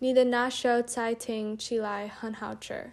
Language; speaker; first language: Chinese; non-native, learner; English